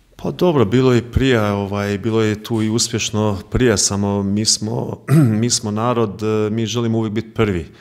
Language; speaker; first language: Croatian; early bilingual, heritage; Croatian